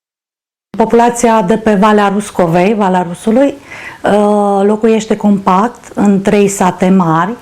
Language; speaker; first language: Romanian; non-native, local second language; Ukrainian